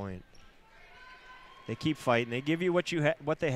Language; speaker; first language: English; native; English